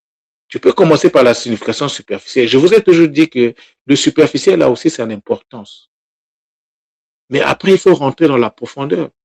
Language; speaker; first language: French; non-native, local second language; Kongo